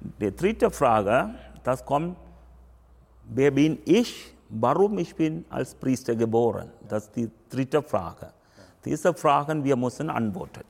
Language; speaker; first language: German; non-native, learner; Tamil